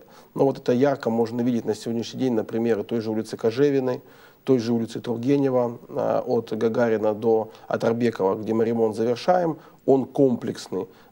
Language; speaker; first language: Russian; native; Russian